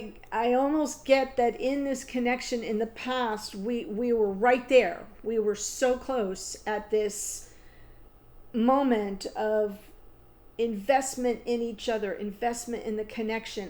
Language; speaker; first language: English; native; English